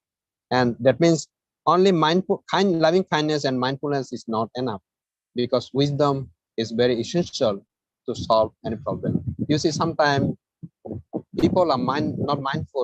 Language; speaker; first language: English; non-native, fluent; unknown